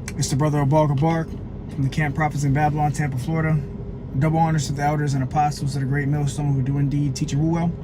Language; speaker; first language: English; native; English